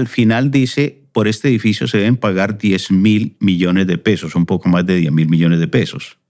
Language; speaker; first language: Spanish; native; Spanish